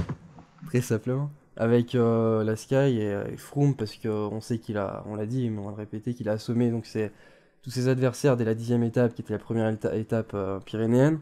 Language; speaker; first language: French; native; French